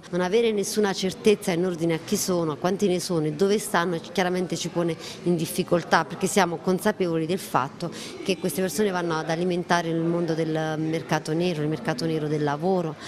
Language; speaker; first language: Italian; early bilingual, other home language; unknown